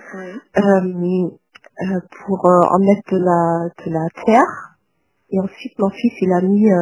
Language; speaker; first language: French; non-native, fluent; German